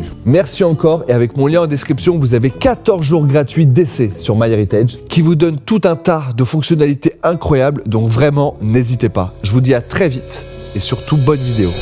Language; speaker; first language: French; native; French